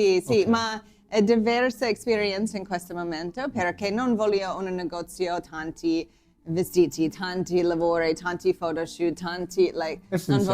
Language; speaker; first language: Italian; non-native, learner; English